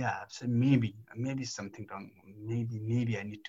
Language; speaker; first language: English; non-native, local second language; Nepali